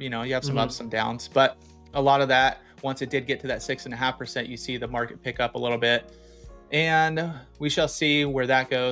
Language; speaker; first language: English; native; English